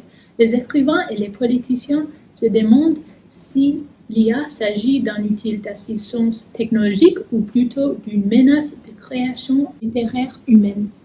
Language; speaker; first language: French; non-native, fluent; English